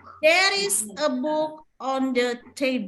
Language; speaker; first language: English; non-native, learner; Indonesian